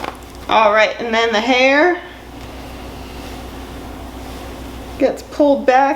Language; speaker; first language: English; native; English